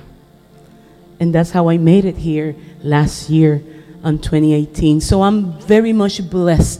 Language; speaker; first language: English; non-native, fluent; Spanish